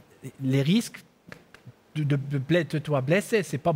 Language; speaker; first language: French; non-native, learner; German